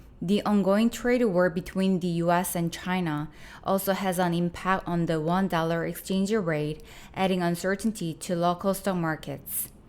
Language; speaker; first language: English; non-native, fluent; Korean